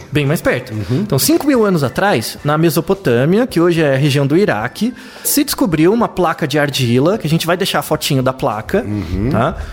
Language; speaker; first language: Portuguese; native; Portuguese